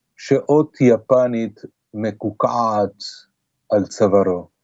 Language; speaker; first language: Hebrew; non-native, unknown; Spanish